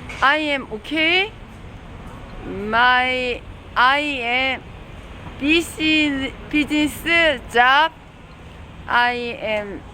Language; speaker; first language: English; non-native, learner; Korean